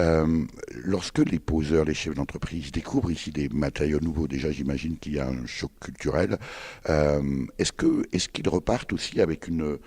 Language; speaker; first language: French; native; French